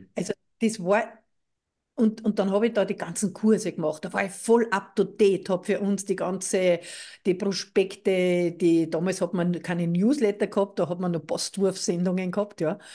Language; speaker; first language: German; native; German